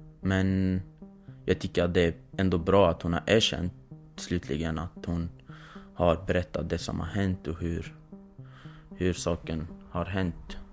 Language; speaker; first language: Swedish; non-native, fluent; Kurdish